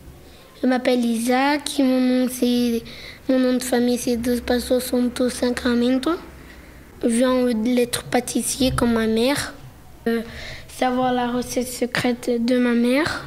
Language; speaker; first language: French; early bilingual, other home language; Portuguese